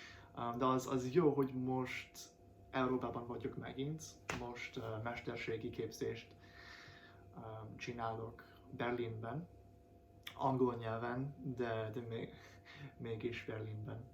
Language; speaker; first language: Hungarian; non-native, fluent; English